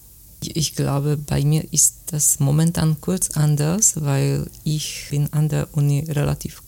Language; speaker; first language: German; non-native, fluent; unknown